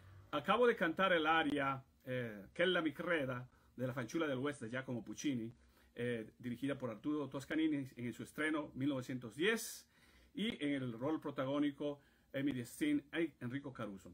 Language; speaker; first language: Spanish; native; Spanish